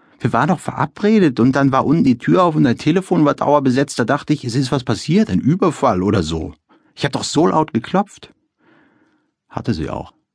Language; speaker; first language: German; native; German